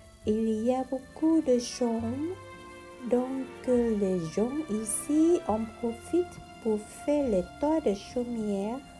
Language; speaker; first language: French; non-native, learner; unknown